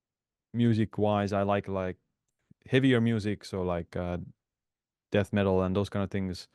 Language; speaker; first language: English; non-native, fluent; Estonian